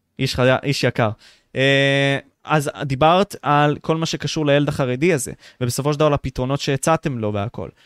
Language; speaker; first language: Hebrew; native; Hebrew